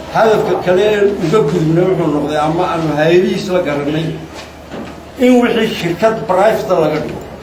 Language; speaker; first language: Somali; native; Somali